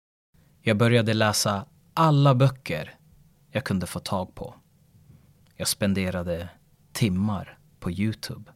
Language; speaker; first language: Swedish; early bilingual, other home language; Lingala